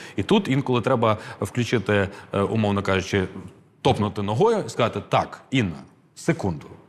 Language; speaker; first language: Ukrainian; native; Ukrainian